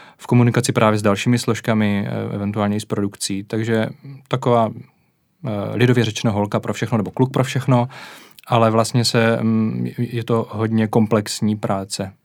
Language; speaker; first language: Czech; native; Czech